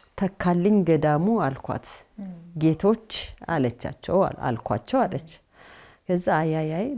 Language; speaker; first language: Amharic; native; Amharic